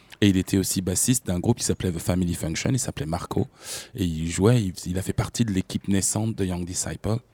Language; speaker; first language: French; native; French